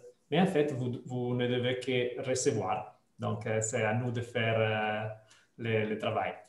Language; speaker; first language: French; non-native, fluent; Italian